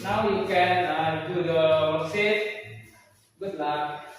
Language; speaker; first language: English; non-native, learner; Indonesian